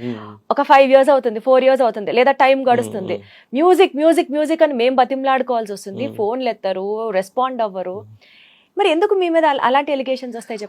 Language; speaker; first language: Telugu; native; Telugu